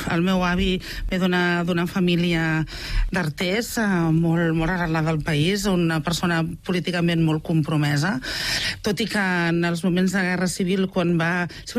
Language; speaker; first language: Catalan; native; Catalan